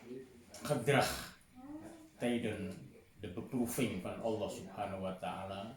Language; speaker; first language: Dutch; non-native, fluent; Indonesian